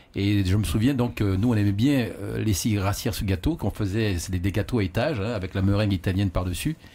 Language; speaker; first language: French; native; French